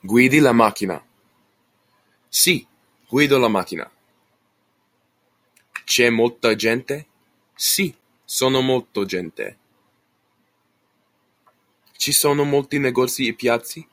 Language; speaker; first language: Italian; non-native, learner; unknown